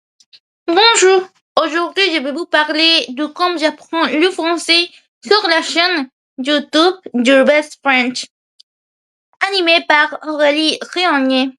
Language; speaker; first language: French; non-native, learner; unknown